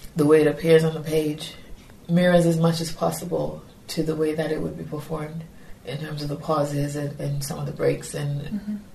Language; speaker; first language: English; non-native, local second language; Yoruba